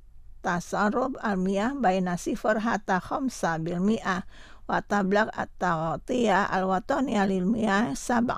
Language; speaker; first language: Arabic; non-native, fluent; Indonesian